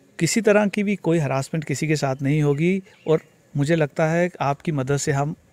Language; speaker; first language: Hindi; native; Hindi